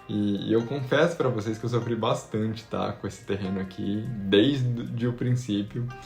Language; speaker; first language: Portuguese; native; Portuguese